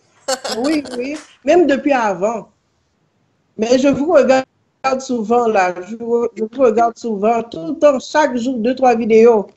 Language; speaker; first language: French; non-native, local second language; Haitian Creole